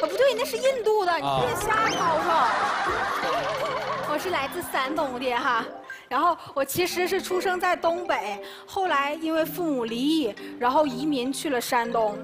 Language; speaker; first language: Chinese; native; Chinese